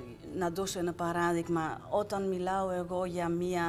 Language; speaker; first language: Greek; non-native, fluent; Dutch